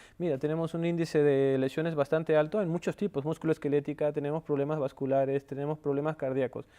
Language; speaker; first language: Spanish; native; Spanish